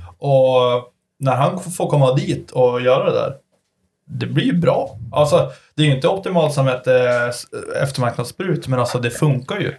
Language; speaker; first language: Swedish; native; Swedish